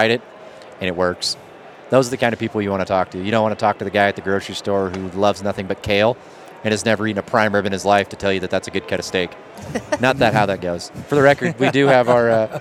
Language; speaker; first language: English; native; English